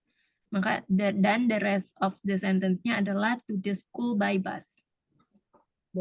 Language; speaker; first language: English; non-native, fluent; Indonesian